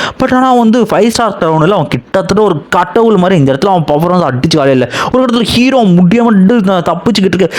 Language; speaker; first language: Tamil; native; Tamil